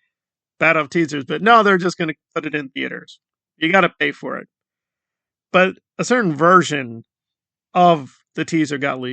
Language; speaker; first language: English; native; English